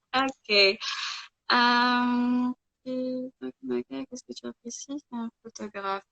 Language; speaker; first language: French; non-native, local second language; Arabic